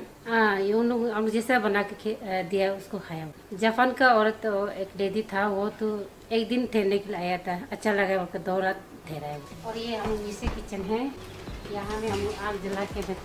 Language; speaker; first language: Hindi; non-native, local second language; Nyishi